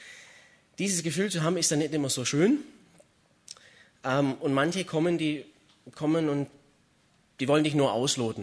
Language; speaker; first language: German; native; German